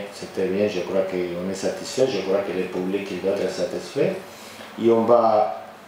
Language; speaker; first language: French; non-native, fluent; Spanish